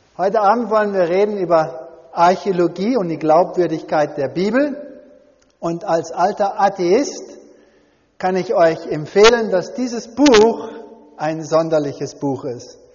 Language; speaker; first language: German; early bilingual, heritage; German